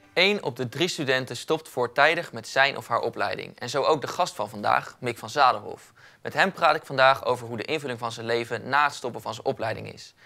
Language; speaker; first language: Dutch; native; Dutch